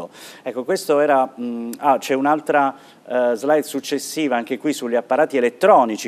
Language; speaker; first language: Italian; native; Italian